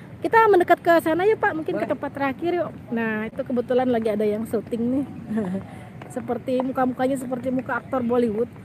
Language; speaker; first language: Indonesian; native; Indonesian